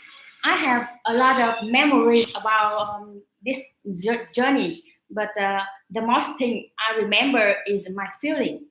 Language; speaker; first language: English; non-native, learner; Vietnamese